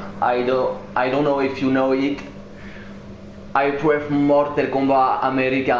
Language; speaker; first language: English; non-native, learner; French